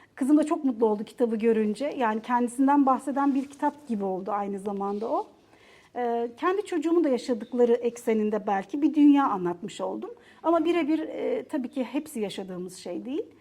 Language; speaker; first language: Turkish; native; Turkish